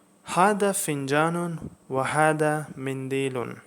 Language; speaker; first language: Arabic; non-native, fluent; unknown